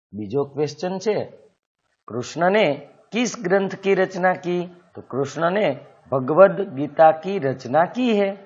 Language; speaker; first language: Hindi; non-native, local second language; Gujarati